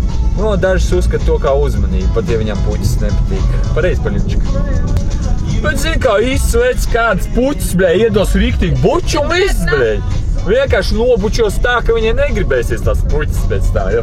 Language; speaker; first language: Latvian; native; Latvian